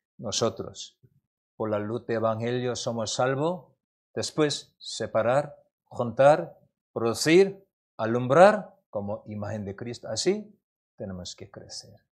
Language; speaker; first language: Spanish; non-native, learner; Korean